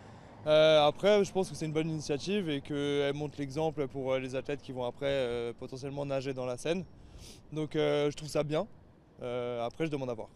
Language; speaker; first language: French; native; French